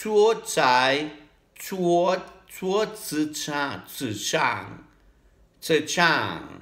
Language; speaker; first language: Chinese; non-native, learner; Italian